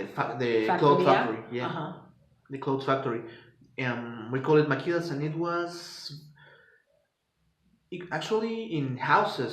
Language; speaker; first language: English; non-native, fluent; Spanish